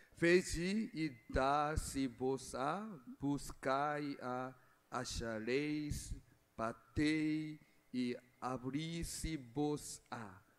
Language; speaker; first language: Portuguese; non-native, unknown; Korean